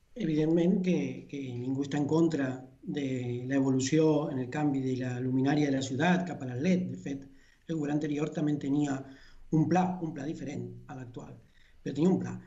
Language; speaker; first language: Catalan; non-native, fluent; Spanish